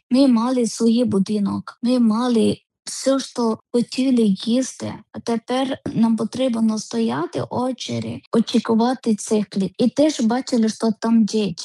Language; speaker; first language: Ukrainian; non-native, learner; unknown